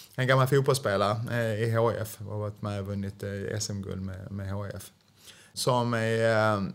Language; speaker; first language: Swedish; native; Swedish